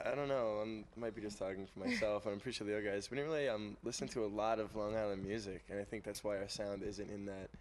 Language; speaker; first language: English; native; English